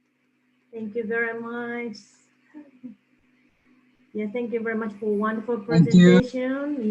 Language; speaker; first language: English; non-native, fluent; Japanese